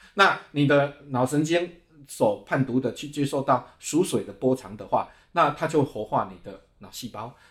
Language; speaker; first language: Chinese; native; Chinese